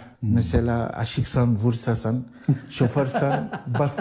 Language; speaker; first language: Turkish; non-native, learner; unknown